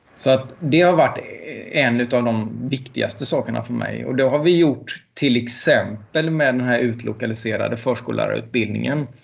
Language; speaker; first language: Swedish; native; Swedish